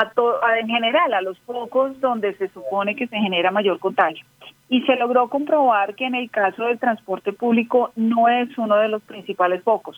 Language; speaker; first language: Spanish; native; Spanish